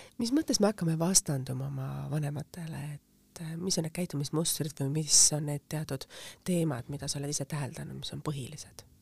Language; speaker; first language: Estonian; native; Estonian